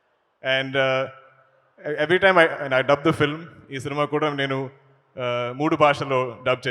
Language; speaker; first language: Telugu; non-native, learner; Malayalam